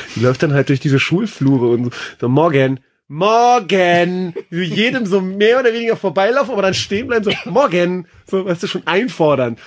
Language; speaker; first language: German; early bilingual, other home language; Persian